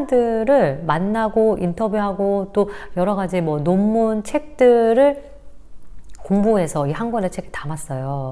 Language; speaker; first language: Korean; native; Korean